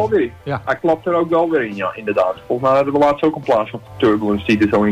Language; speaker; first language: Dutch; native; Dutch